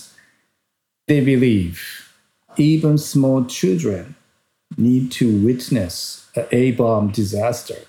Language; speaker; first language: English; non-native, fluent; Japanese